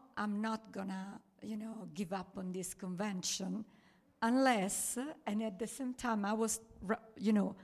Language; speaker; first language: English; non-native, fluent; Italian